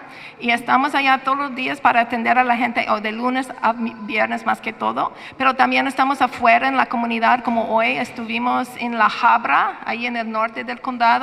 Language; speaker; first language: Spanish; non-native, fluent; English